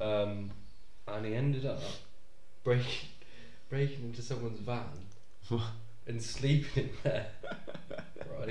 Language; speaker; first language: English; native; English